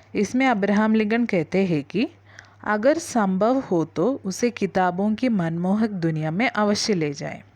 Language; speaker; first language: Hindi; non-native, local second language; Malayalam